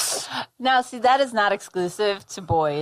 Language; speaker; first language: English; native; English